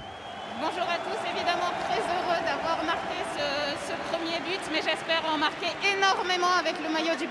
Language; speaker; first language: French; native; French